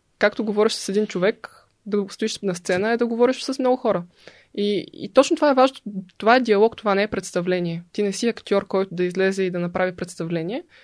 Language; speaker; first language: Bulgarian; native; Bulgarian